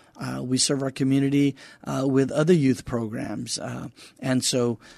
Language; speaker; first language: English; native; English